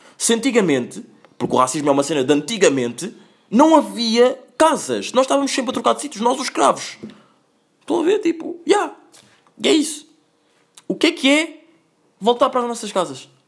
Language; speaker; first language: Portuguese; native; Portuguese